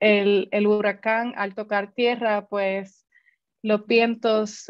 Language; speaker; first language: Spanish; native; Spanish